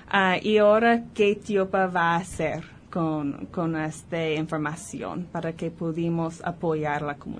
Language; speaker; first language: Spanish; early bilingual, heritage; Spanish